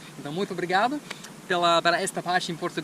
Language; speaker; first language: Portuguese; non-native, fluent; English